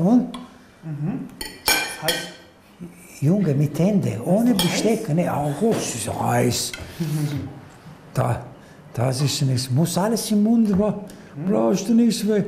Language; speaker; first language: German; non-native, learner; Italian